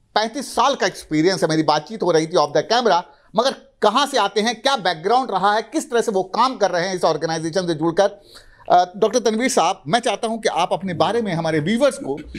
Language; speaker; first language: Hindi; native; Hindi